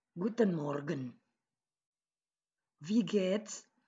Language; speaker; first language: German; non-native, learner; Indonesian